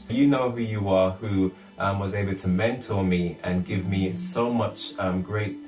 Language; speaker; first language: English; native; English